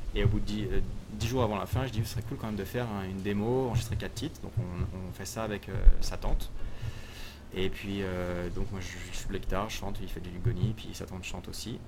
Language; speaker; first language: French; native; French